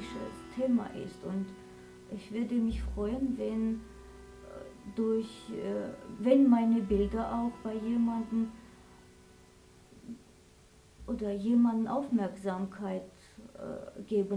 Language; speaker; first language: German; non-native, fluent; Armenian